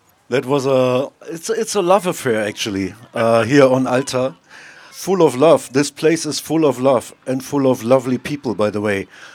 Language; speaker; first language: English; non-native, fluent; German